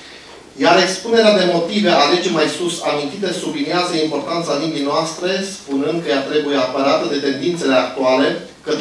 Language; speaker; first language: Romanian; native; Romanian